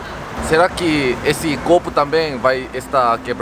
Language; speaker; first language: Portuguese; non-native, learner; Korean